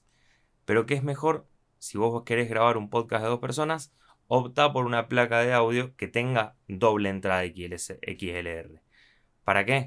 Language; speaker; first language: Spanish; native; Spanish